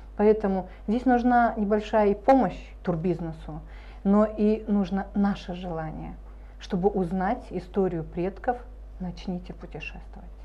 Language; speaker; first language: Russian; native; Russian